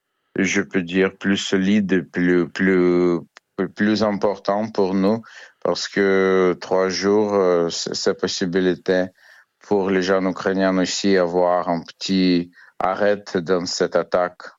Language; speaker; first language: French; non-native, learner; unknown